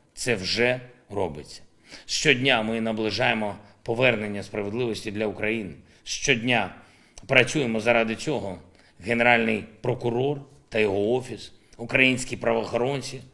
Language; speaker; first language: Ukrainian; non-native, local second language; Russian